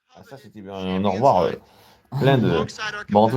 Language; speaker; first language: French; native; French